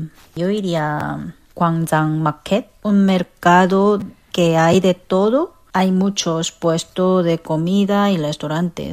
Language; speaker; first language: Spanish; non-native, fluent; Korean